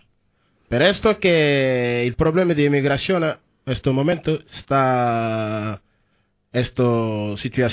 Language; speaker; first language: Spanish; non-native, learner; Wolof